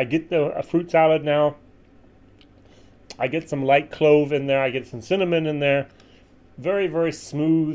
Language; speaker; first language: English; native; English